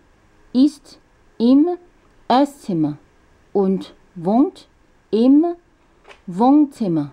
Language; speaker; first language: German; non-native, learner; Japanese